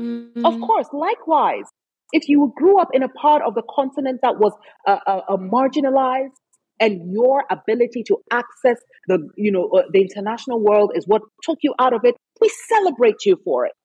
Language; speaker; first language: English; non-native, local second language; Akan